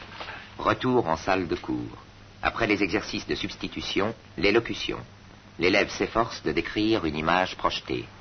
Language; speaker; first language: French; native; French